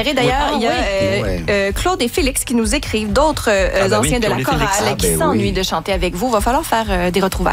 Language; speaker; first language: French; native; French